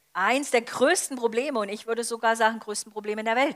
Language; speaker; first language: German; native; German